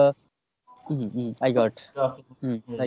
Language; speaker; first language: English; non-native, learner; Hindi